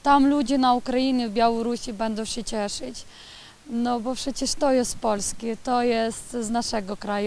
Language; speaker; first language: Polish; early bilingual, heritage; Polish